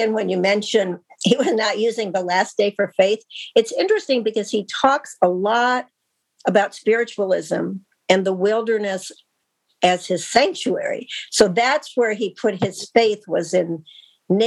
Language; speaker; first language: English; native; English